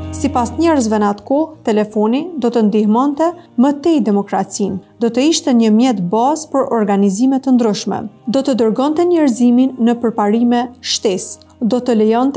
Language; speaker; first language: Albanian; native; Albanian